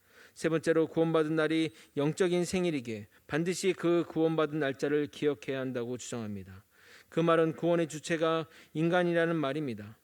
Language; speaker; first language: Korean; native; Korean